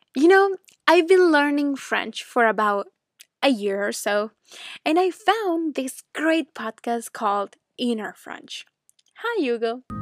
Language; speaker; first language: English; non-native, fluent; Spanish